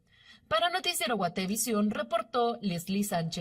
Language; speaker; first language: Spanish; native; Spanish